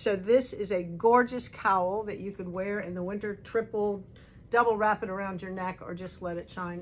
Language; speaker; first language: English; native; English